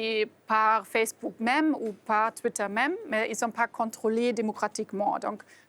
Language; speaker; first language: French; non-native, fluent; German